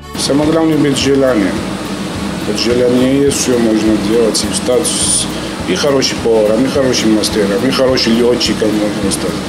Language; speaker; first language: Russian; non-native, learner; Georgian